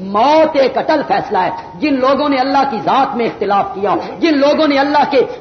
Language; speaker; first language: Urdu; non-native, local second language; Punjabi